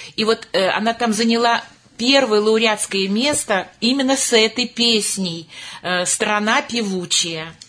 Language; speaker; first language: Russian; native; Russian